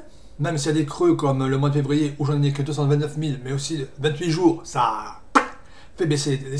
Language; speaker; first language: French; native; French